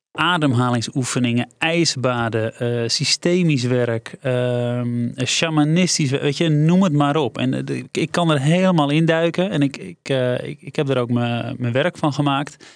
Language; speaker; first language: Dutch; native; Dutch